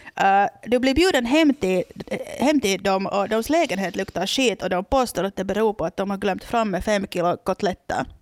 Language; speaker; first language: Swedish; native; Swedish